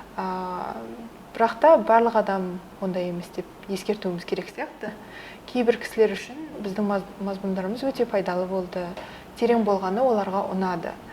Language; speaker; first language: Kazakh; early bilingual, heritage; Kazakh